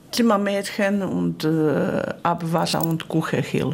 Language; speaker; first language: German; non-native, learner; Bosnian